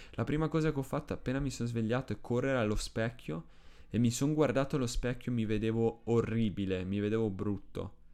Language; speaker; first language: Italian; early bilingual, other home language; Spanish